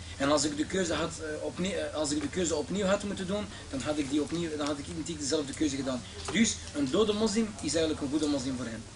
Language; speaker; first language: Dutch; early bilingual, other home language; Arabic